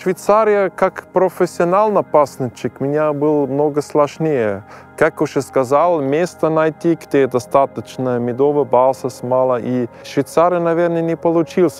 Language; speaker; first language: Russian; non-native, learner; German